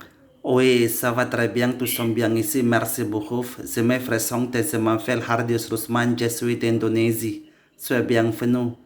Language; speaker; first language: French; non-native, learner; Indonesian